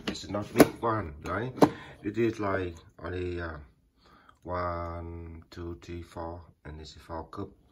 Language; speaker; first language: English; non-native, learner; Vietnamese